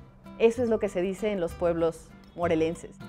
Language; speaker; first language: Spanish; native; Spanish